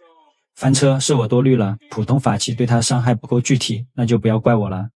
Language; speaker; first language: Chinese; native; Chinese